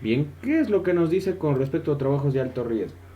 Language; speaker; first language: Spanish; native; Spanish